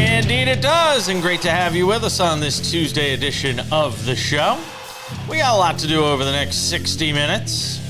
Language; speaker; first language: English; native; English